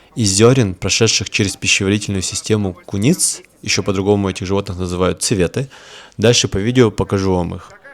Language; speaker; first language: Russian; native; Russian